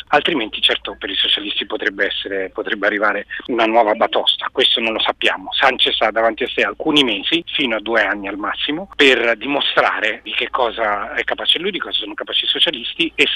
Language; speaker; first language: Italian; native; Italian